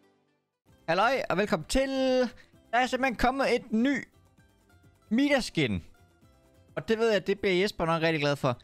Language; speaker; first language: Danish; native; Danish